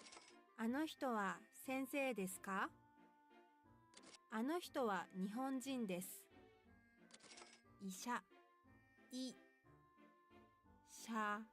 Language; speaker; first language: Japanese; non-native, learner; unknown